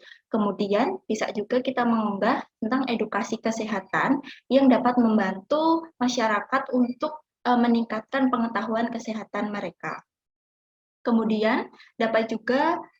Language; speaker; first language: Indonesian; native; Indonesian